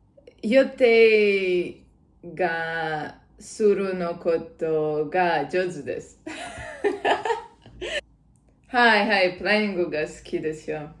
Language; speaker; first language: Japanese; non-native, learner; Russian